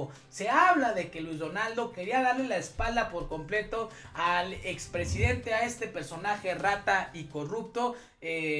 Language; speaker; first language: Spanish; native; Spanish